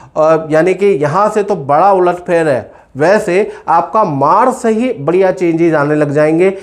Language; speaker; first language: Hindi; native; Hindi